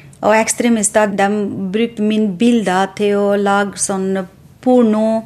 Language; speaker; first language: Norwegian; non-native, fluent; Bangla